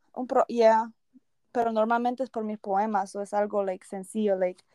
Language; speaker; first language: Spanish; early bilingual, heritage; Spanish